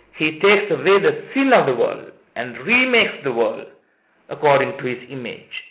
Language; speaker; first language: English; non-native, local second language; Sinhala